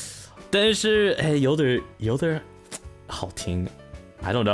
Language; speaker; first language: Chinese; non-native, learner; English